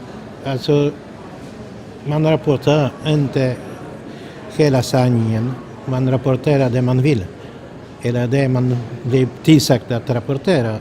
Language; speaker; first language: Swedish; non-native, fluent; Polish